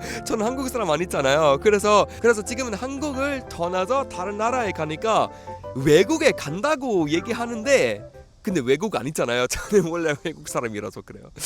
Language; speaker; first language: Korean; non-native, fluent; Swedish